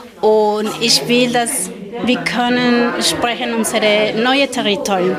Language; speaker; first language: German; non-native, learner; Spanish